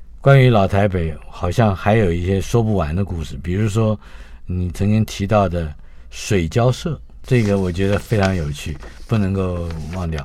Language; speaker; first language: Chinese; native; Chinese